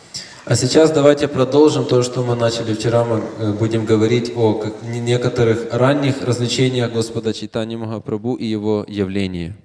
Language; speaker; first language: Russian; native; Russian